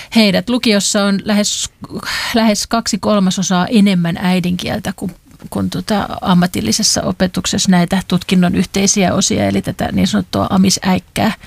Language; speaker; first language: Finnish; native; Finnish